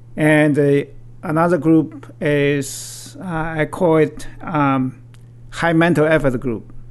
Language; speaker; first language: English; non-native, fluent; Chinese